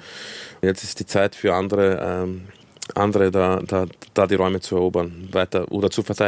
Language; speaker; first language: German; early bilingual, other home language; Croatian